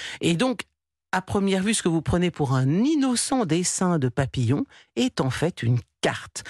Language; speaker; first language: French; native; French